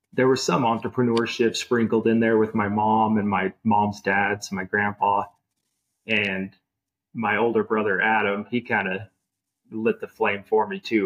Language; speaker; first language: English; native; English